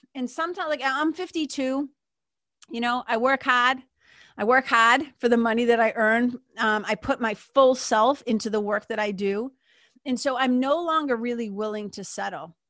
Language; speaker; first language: English; native; English